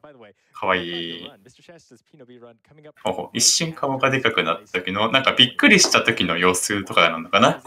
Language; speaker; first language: Japanese; native; Japanese